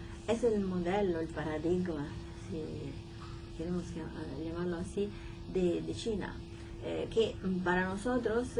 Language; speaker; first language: Spanish; non-native, fluent; Italian